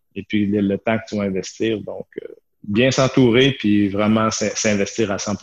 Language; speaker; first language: French; native; French